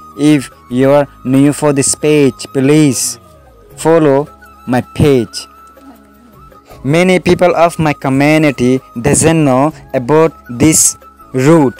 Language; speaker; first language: English; non-native, local second language; Rohingya